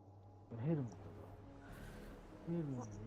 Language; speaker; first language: Japanese; native; Japanese